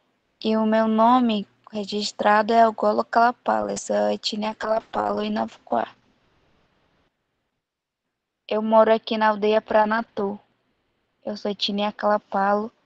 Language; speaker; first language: Portuguese; non-native, local second language; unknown